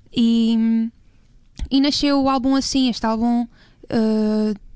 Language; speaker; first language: Portuguese; native; Portuguese